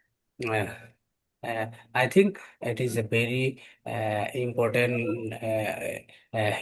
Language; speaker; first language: English; non-native, learner; Bangla